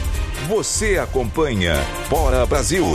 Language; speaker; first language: Portuguese; native; Portuguese